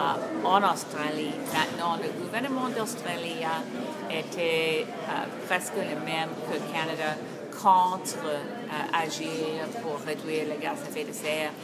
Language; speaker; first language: French; non-native, learner; English